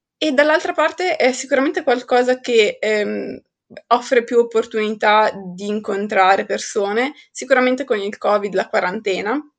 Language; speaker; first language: Italian; early bilingual, other home language; Arabic